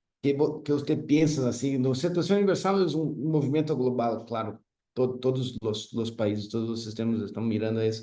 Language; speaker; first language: Spanish; non-native, fluent; Portuguese